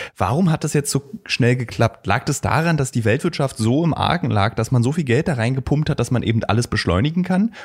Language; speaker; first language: German; native; German